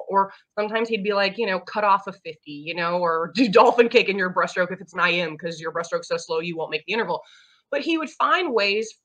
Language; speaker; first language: English; native; English